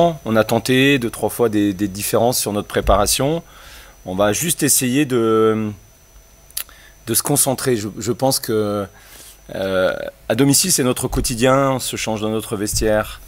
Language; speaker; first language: French; native; French